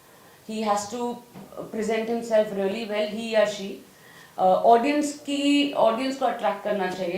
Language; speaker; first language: Hindi; native; Hindi